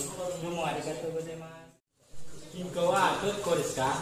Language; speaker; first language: Japanese; non-native, learner; Indonesian